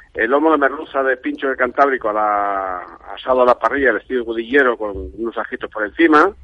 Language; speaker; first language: Spanish; native; Spanish